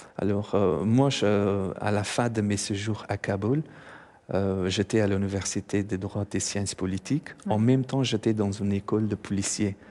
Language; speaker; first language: French; non-native, fluent; Persian